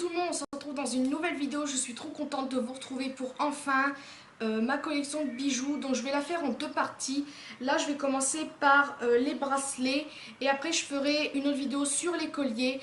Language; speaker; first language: French; native; French